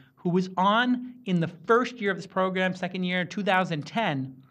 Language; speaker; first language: English; native; English